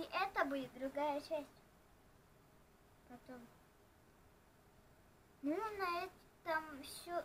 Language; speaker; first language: Russian; non-native, local second language; Ukrainian